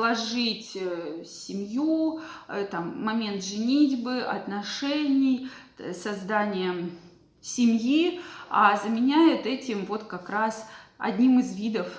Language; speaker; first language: Russian; native; Russian